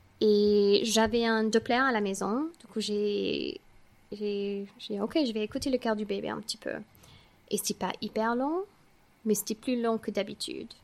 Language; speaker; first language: French; non-native, fluent; English